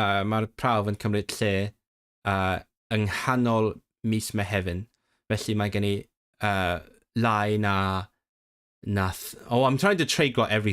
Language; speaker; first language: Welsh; non-native, learner; Cantonese